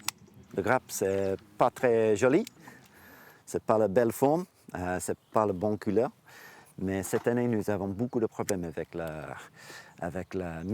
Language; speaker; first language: French; non-native, learner; English